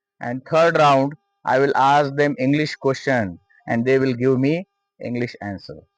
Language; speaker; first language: English; non-native, local second language; Marathi